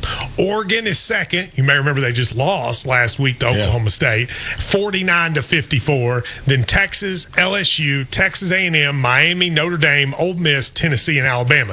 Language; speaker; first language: English; native; English